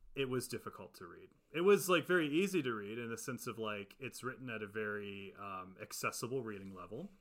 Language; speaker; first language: English; native; English